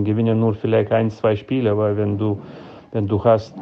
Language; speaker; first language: German; non-native, fluent; Lithuanian